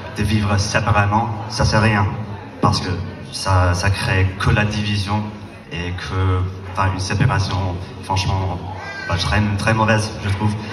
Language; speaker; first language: French; non-native, fluent; English